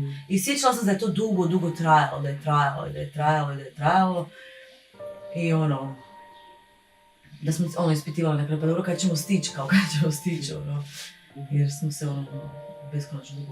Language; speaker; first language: Bosnian; native; Bosnian